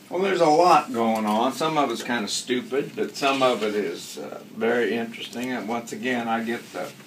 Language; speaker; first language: English; native; English